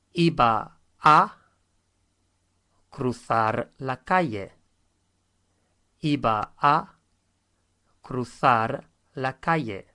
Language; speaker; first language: Spanish; non-native, fluent; English